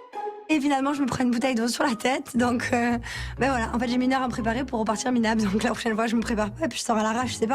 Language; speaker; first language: French; native; French